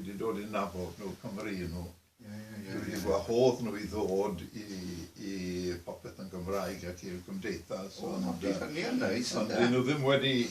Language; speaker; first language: Welsh; native; Welsh